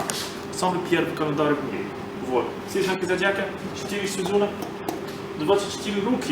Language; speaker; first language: Russian; non-native, learner; Arabic